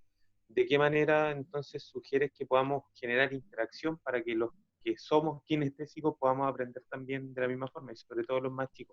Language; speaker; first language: Spanish; native; Spanish